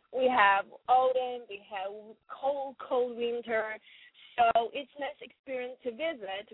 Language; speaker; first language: English; non-native, learner; Ukrainian